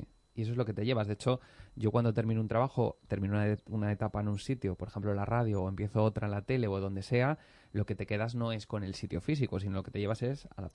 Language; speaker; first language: Spanish; native; Spanish